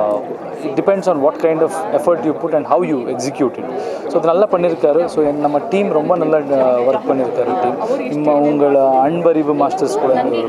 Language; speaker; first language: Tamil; non-native, learner; Kannada